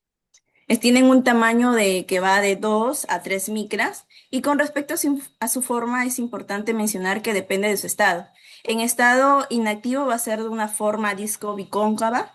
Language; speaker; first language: Spanish; native; Spanish